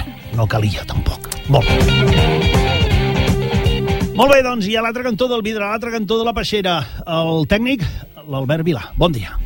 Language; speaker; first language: Catalan; native; Catalan